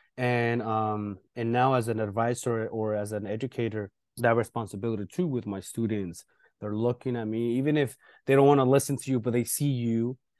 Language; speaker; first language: English; early bilingual, other home language; Spanish